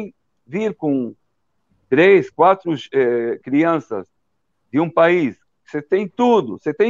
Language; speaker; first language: Portuguese; early bilingual, heritage; Portuguese